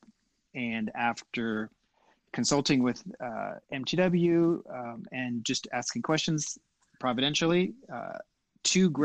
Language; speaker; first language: English; native; English